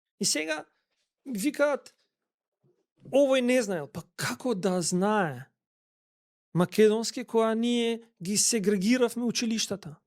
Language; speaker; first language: Macedonian; non-native, local second language; Albanian